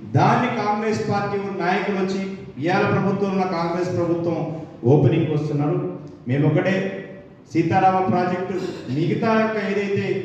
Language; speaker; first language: Telugu; native; Telugu